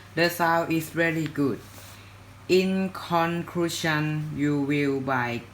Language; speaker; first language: English; non-native, learner; Thai